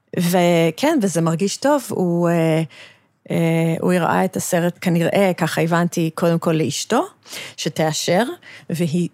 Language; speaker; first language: Hebrew; early bilingual, other home language; English